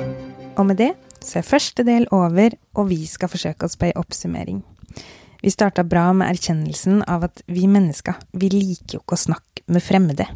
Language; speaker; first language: Norwegian; native; Norwegian